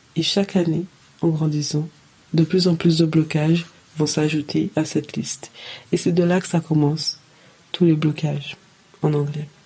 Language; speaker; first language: French; native; French